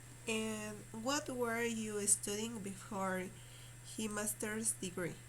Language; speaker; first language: English; non-native, learner; Spanish